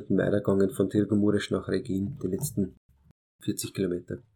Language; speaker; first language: German; early bilingual, other home language; Hungarian